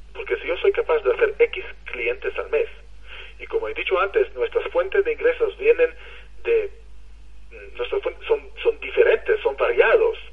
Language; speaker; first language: Spanish; non-native, fluent; Hebrew